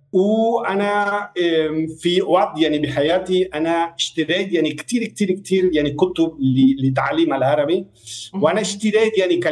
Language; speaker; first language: Arabic; non-native, fluent; Spanish